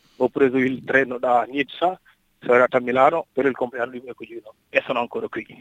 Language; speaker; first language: Italian; non-native, fluent; Wolof